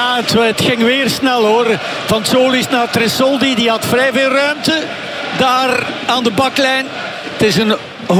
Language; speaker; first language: Dutch; native; Dutch